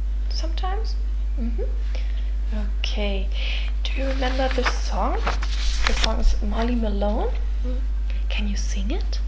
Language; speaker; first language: English; non-native, fluent; German